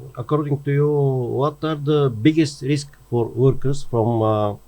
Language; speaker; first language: English; non-native, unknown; Bulgarian